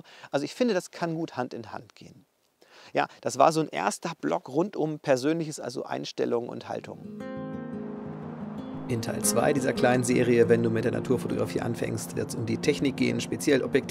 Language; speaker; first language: German; native; German